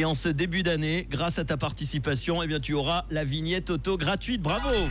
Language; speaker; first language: French; native; French